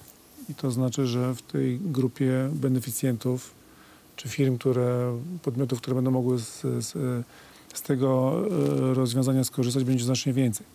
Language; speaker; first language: Polish; native; Polish